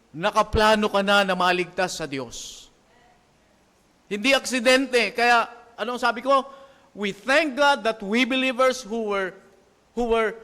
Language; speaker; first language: Filipino; native; Filipino